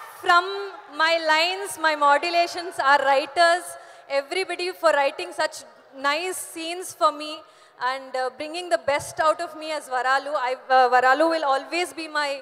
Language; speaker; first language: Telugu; non-native, learner; Kannada